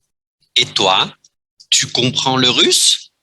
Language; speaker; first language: French; non-native, fluent; Vietnamese